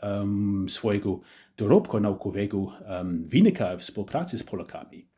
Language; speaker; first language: Polish; non-native, fluent; English